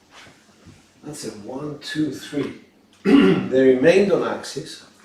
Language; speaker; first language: English; non-native, fluent; Greek